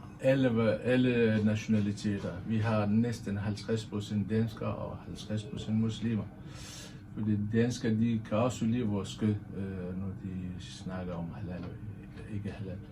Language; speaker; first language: Danish; non-native, fluent; Persian